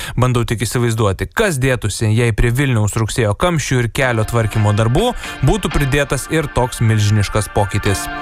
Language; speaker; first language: Lithuanian; native; Lithuanian